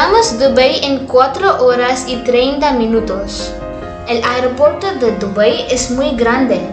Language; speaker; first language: Spanish; non-native, learner; Hindi